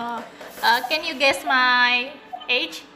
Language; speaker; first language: English; non-native, learner; Indonesian